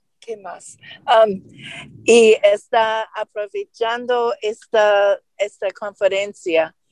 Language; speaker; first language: Spanish; non-native, learner; English